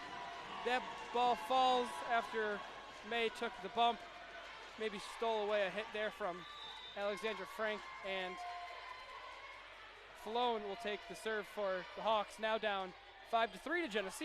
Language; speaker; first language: English; native; English